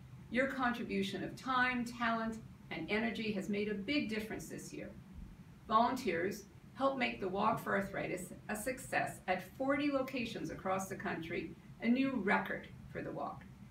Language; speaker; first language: English; native; English